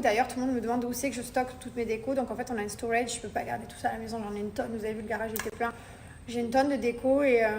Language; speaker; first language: French; native; French